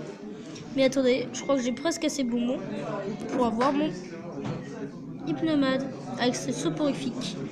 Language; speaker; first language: French; native; French